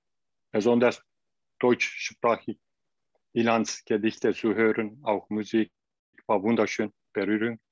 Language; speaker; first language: German; non-native, learner; Turkish